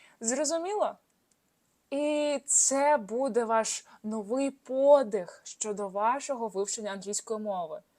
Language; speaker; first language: Ukrainian; non-native, local second language; Russian